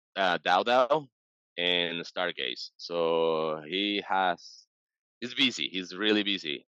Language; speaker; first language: English; non-native, fluent; Spanish